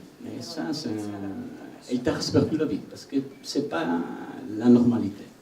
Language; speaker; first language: French; non-native, learner; Italian